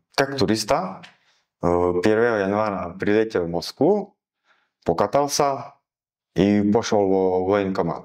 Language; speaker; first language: Russian; non-native, learner; Slovak